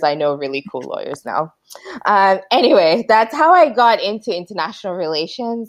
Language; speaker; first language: English; non-native, local second language; Yoruba